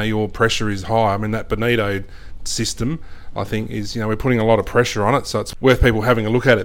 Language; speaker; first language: English; native; English